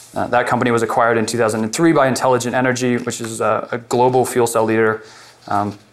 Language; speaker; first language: English; native; English